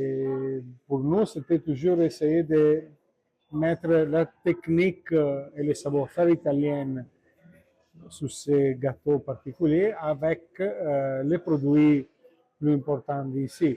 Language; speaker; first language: French; non-native, learner; Italian